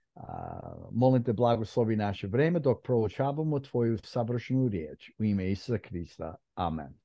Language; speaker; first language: Croatian; early bilingual, heritage; Croatian